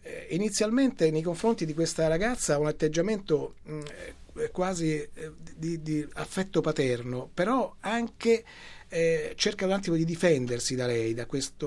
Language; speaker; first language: Italian; native; Italian